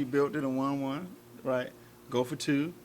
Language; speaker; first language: English; native; English